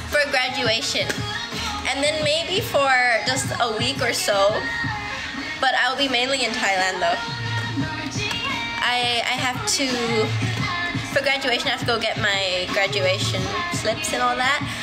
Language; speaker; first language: English; early bilingual, other home language; Thai